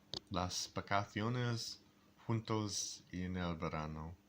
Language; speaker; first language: Spanish; non-native, learner; English